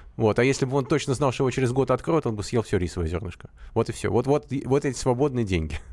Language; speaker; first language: Russian; native; Russian